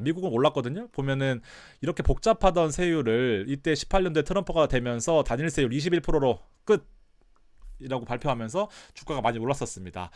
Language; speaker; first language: Korean; native; Korean